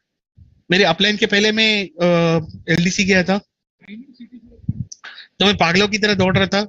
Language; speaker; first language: Hindi; native; Hindi